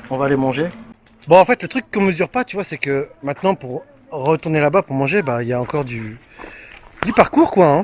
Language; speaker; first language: French; native; French